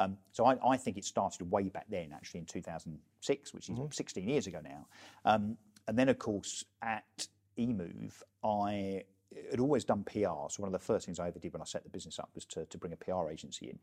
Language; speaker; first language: English; native; English